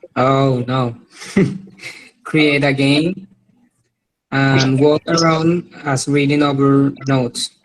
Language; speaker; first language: English; non-native, learner; Spanish